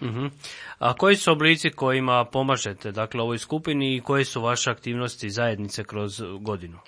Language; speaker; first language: Serbian; native; Serbian